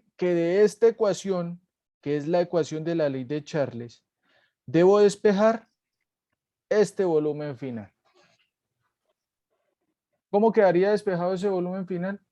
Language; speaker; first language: Spanish; native; Spanish